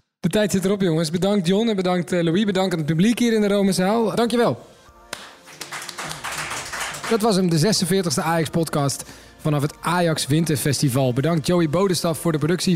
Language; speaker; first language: Dutch; native; Dutch